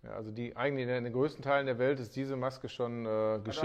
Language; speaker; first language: German; native; German